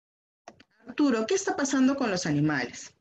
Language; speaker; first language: Spanish; native; Spanish